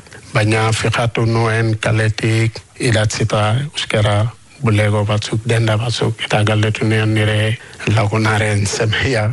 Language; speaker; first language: Basque; non-native, learner; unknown